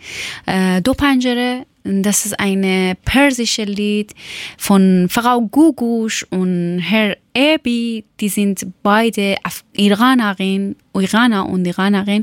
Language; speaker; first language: German; non-native, learner; Persian